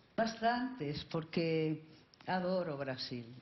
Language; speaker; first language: Spanish; native; Spanish